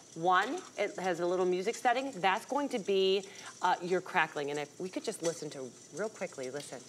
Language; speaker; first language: English; native; English